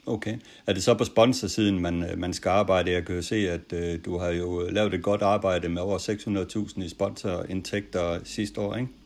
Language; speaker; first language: Danish; native; Danish